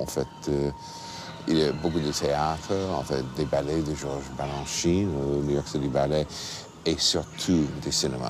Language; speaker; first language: French; non-native, fluent; English